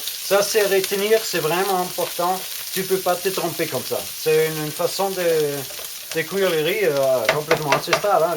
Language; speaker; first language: French; non-native, fluent; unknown